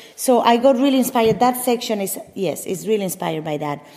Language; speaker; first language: English; non-native, fluent; Spanish